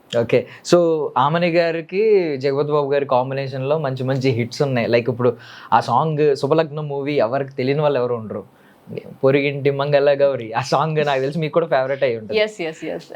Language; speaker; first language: Telugu; native; Telugu